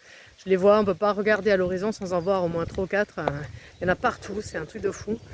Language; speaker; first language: French; native; French